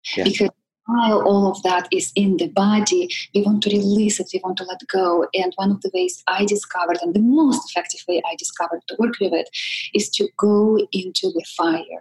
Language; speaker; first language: English; non-native, fluent; Russian